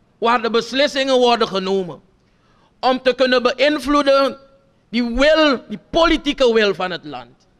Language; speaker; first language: Dutch; non-native, local second language; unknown